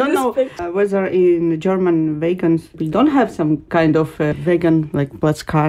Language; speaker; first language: English; non-native, learner; Ukrainian